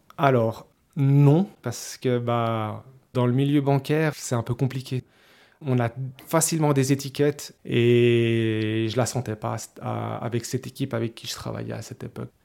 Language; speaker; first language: French; early bilingual, other home language; Spanish